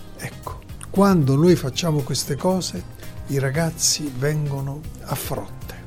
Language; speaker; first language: Italian; native; Italian